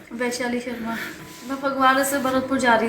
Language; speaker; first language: Hindi; non-native, local second language; Punjabi